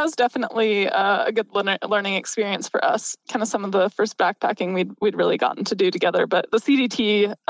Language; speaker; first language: English; native; English